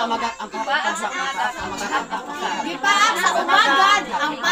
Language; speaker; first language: Cebuano; native; Cebuano